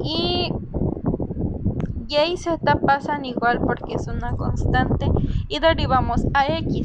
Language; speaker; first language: Spanish; native; Spanish